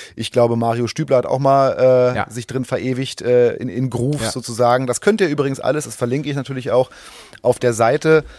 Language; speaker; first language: German; native; German